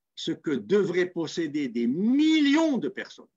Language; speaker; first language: French; non-native, local second language; Kabyle